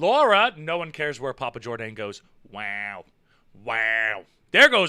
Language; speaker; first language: English; native; English